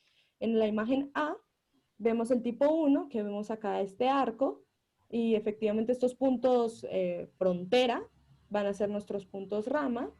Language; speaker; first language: Spanish; native; Spanish